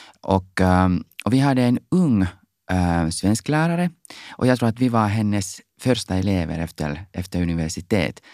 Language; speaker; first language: Swedish; non-native, local second language; Finnish